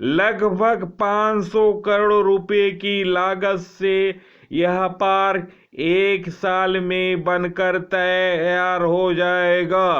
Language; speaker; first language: Hindi; native; Hindi